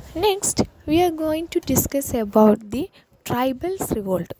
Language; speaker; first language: English; non-native, local second language; Malayalam